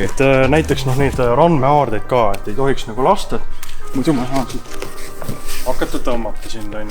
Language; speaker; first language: Estonian; native; Estonian